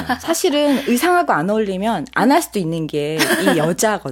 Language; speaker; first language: Korean; native; Korean